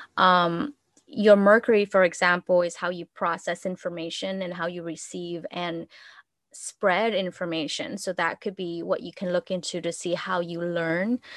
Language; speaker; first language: English; non-native, fluent; Vietnamese